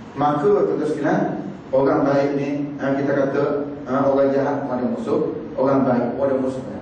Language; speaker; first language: Malay; native; Malay